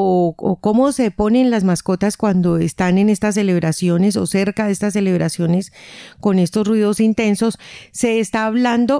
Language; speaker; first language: Spanish; native; Spanish